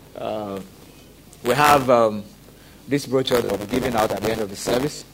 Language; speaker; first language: English; non-native, local second language; Yoruba